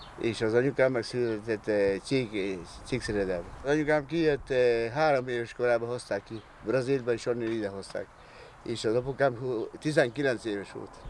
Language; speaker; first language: Hungarian; early bilingual, heritage; Hungarian